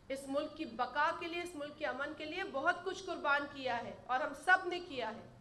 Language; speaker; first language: Urdu; native; Urdu